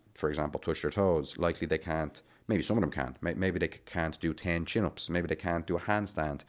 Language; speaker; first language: English; native; English